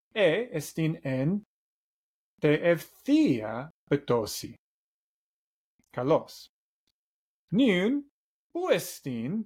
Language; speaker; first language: Greek; non-native, learner; English